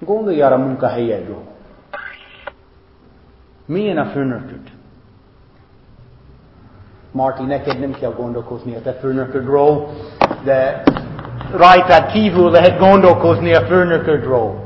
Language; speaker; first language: Hungarian; non-native, fluent; English